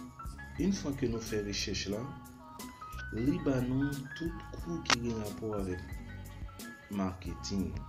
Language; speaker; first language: French; non-native, learner; Haitian Creole